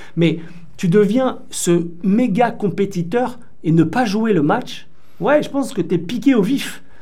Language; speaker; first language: French; native; French